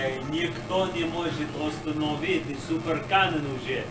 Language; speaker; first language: Russian; non-native, learner; English